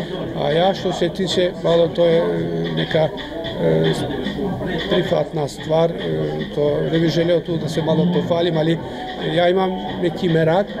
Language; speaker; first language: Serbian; early bilingual, heritage; Croatian